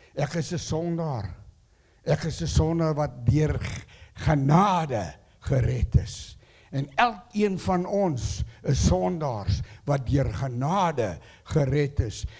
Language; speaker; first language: Afrikaans; non-native, local second language; English